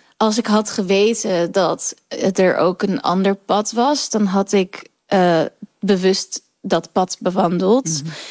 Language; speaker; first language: Dutch; early bilingual, other home language; Kurdish